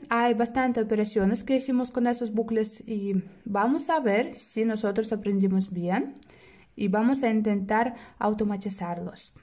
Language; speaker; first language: Spanish; non-native, fluent; Russian